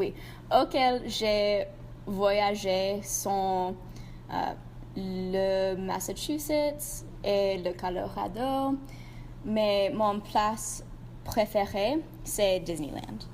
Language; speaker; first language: French; non-native, learner; English